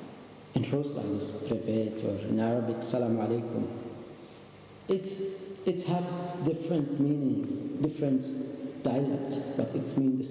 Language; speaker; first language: English; non-native, learner; Arabic